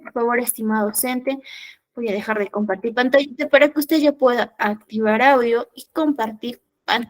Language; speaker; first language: Spanish; native; Spanish